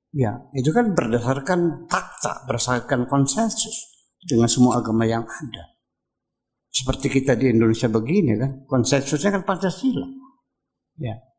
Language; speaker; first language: Indonesian; native; Indonesian